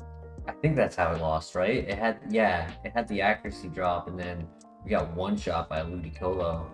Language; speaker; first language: English; native; English